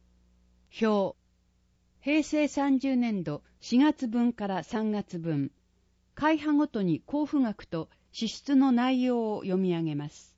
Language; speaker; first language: Japanese; native; Japanese